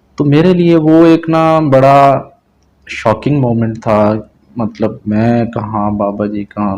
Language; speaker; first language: Urdu; non-native, local second language; Punjabi